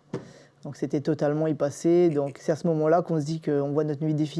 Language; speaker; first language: French; native; French